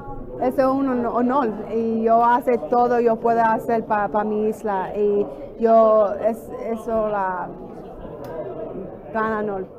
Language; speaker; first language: Spanish; early bilingual, heritage; English